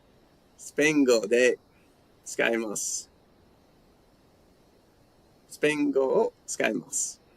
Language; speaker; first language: Japanese; non-native, learner; English